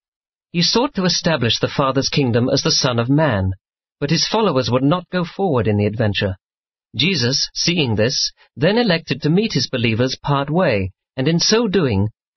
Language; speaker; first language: English; native; English